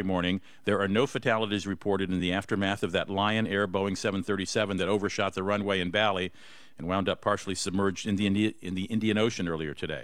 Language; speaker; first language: English; native; English